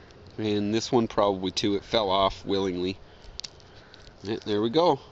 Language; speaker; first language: English; native; English